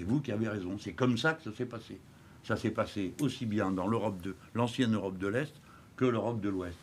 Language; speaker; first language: French; native; French